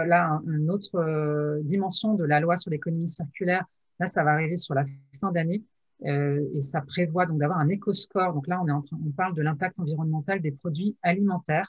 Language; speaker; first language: French; native; French